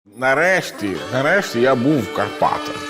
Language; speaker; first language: Ukrainian; non-native, learner; Italian